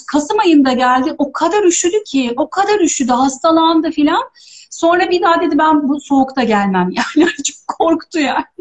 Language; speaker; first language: Turkish; early bilingual, heritage; Turkish